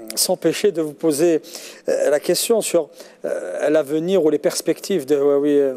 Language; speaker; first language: French; non-native, local second language; Arabic